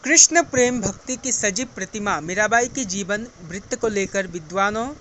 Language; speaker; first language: Hindi; non-native, local second language; Assamese